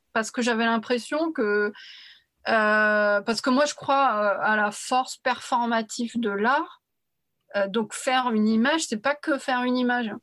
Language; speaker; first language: French; early bilingual, other home language; Arabic